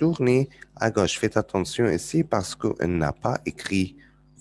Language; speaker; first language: French; non-native, fluent; Arabic